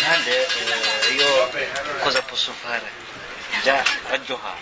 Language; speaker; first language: Italian; non-native, learner; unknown